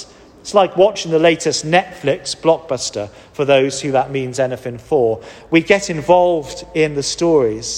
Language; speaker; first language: English; native; English